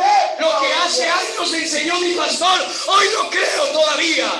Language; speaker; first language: Spanish; native; Spanish